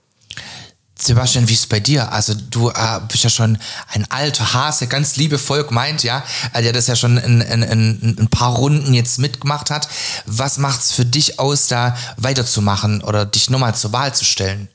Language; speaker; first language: German; native; German